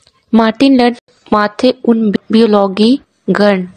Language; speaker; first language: German; non-native, learner; Urdu